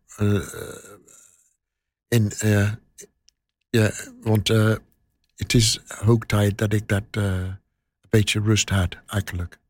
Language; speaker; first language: Dutch; non-native, learner; English